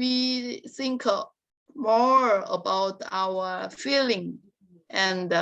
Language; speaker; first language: English; non-native, learner; Korean